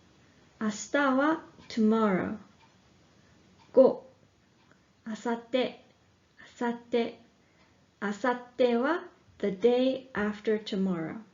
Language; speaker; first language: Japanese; non-native, fluent; English